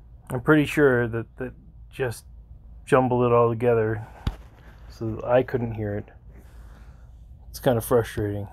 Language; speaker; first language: English; native; English